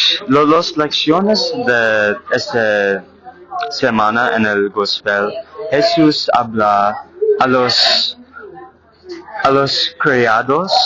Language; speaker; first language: Spanish; non-native, learner; English